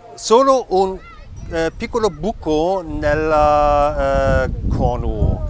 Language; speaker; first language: Italian; non-native, learner; German